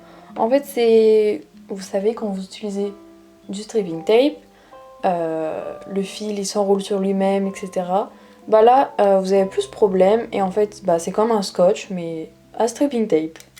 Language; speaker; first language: French; native; French